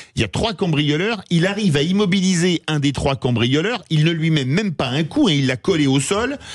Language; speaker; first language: French; native; French